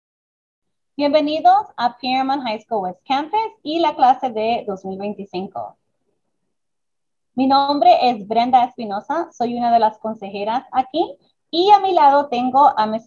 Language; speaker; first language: Spanish; early bilingual, other home language; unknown